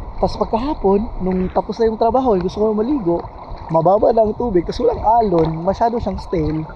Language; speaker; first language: Filipino; non-native, local second language; Cebuano